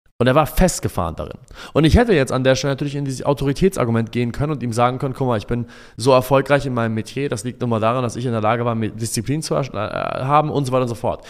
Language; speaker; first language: German; early bilingual, other home language; Arabic